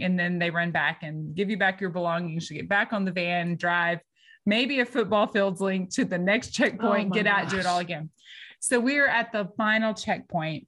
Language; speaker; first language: English; native; English